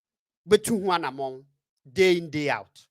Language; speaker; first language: English; non-native, local second language; Akan